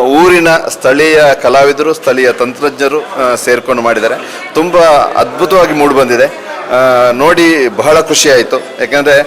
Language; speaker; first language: Kannada; non-native, local second language; Tulu